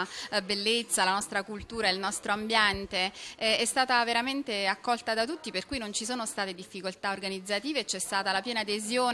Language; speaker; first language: Italian; native; Italian